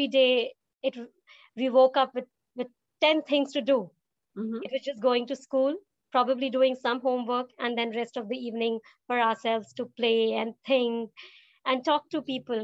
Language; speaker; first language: English; non-native, local second language; Hindi